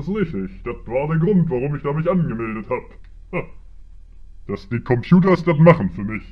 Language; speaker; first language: German; native; German